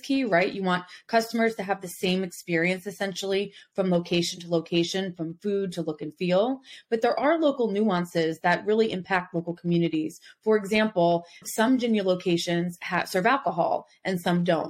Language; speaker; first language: English; native; English